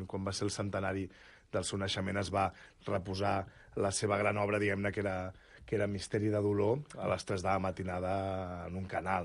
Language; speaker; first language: Catalan; native; Catalan